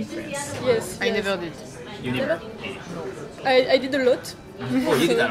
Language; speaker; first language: English; non-native, learner; French